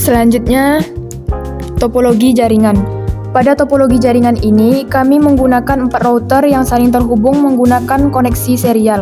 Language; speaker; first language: Indonesian; native; Indonesian